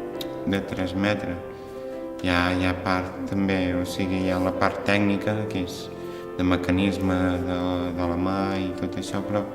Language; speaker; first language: Catalan; early bilingual, other home language; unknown